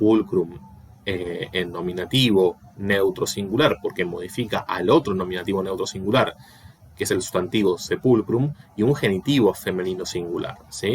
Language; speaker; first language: Spanish; native; Spanish